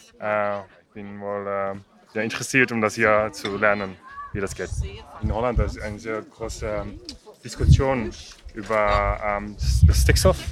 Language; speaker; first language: German; non-native, learner; Dutch